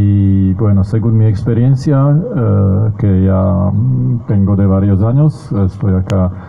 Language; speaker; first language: Spanish; non-native, fluent; Slovak